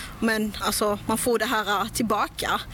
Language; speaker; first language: Swedish; non-native, local second language; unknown